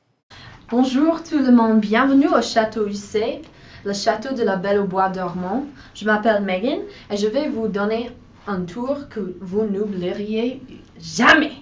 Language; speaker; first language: French; non-native, learner; English